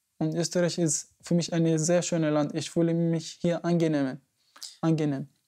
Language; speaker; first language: German; non-native, learner; Arabic